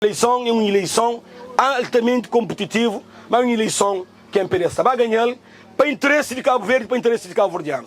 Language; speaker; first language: Portuguese; non-native, local second language; Kabuverdianu